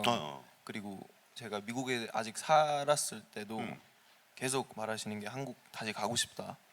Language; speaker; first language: Korean; early bilingual, heritage; Korean